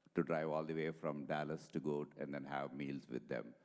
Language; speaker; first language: English; non-native, local second language; Telugu